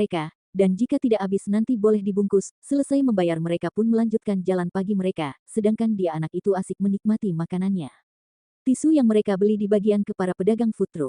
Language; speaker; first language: Indonesian; native; Indonesian